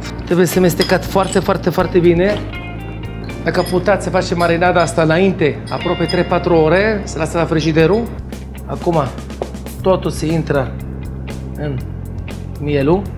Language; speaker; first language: Romanian; non-native, learner; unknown